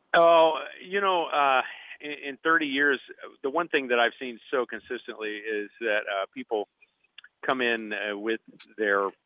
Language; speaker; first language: English; native; English